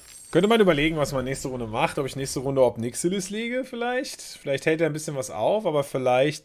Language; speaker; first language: German; native; German